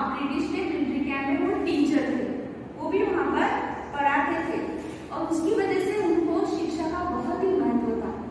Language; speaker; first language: Hindi; non-native, local second language; Marathi